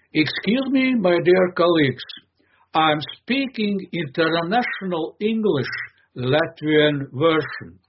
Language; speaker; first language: English; non-native, fluent; Latvian